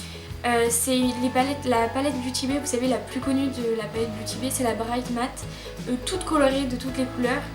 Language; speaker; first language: French; native; French